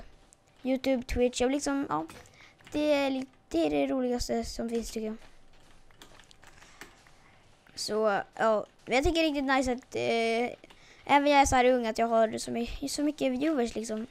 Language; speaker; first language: Swedish; native; Swedish